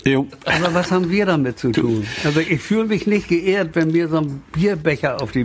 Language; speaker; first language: German; native; German